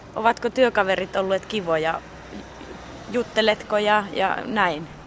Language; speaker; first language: Finnish; native; Finnish